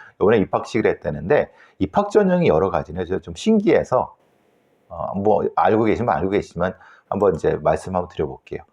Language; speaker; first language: Korean; native; Korean